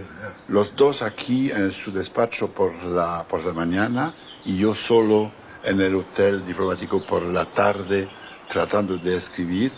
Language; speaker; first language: Spanish; non-native, fluent; French